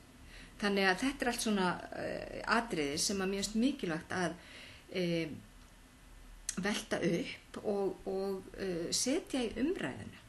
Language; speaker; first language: Icelandic; native; Icelandic